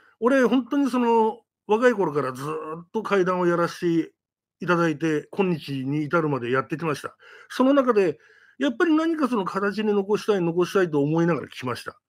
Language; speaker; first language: Japanese; native; Japanese